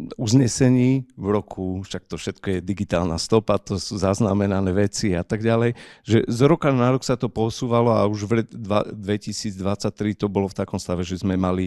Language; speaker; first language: Slovak; native; Slovak